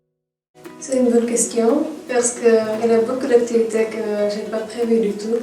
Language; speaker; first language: French; non-native, fluent; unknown